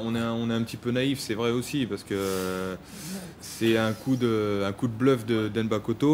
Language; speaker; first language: French; native; French